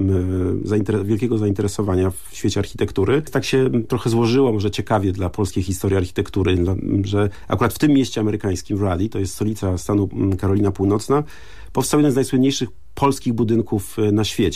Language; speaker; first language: Polish; native; Polish